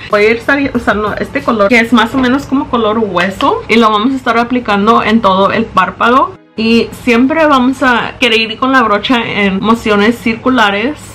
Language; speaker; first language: Spanish; early bilingual, heritage; Spanish